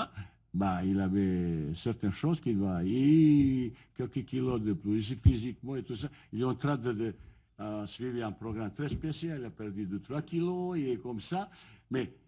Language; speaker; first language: French; non-native, learner; Bosnian